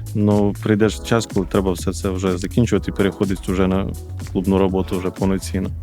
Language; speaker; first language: Ukrainian; native; Ukrainian